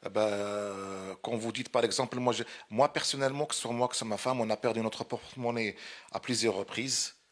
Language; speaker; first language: French; non-native, local second language; Arabic